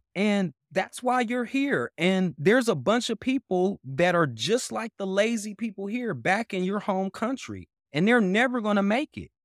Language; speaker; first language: English; native; English